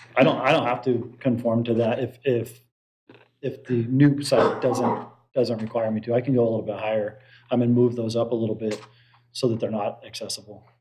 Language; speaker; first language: English; native; English